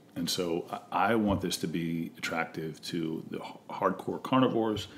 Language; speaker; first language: English; native; English